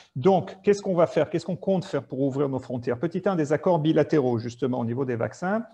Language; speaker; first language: French; native; French